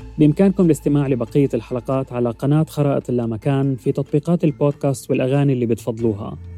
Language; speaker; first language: Arabic; native; Arabic